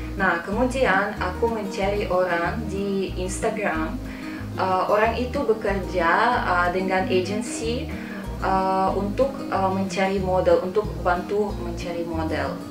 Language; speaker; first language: Indonesian; non-native, fluent; Russian